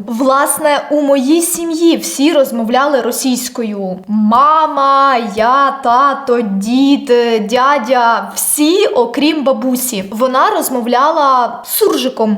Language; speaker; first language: Ukrainian; non-native, local second language; Russian